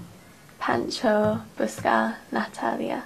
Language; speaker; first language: Spanish; non-native, learner; English